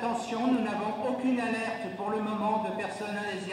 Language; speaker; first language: French; native; French